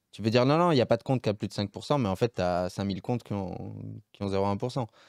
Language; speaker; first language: French; native; French